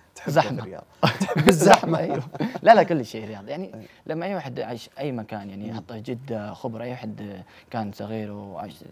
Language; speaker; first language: Arabic; non-native, local second language; Urdu